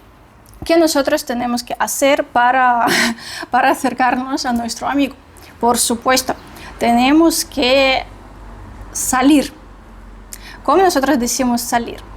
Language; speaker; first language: Spanish; non-native, fluent; Russian